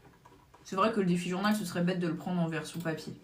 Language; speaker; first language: French; native; French